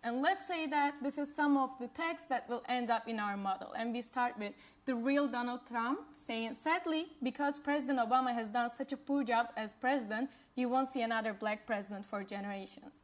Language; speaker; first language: English; non-native, fluent; Turkish